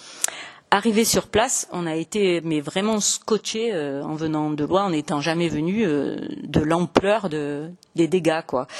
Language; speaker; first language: French; native; French